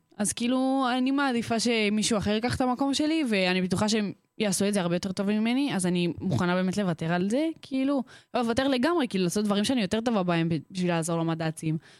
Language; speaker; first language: Hebrew; early bilingual, other home language; Russian